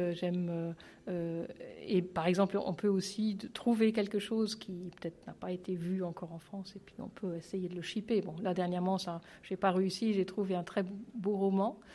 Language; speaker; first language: French; non-native, fluent; German